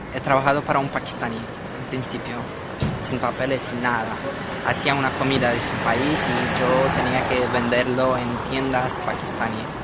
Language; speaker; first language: Spanish; non-native, fluent; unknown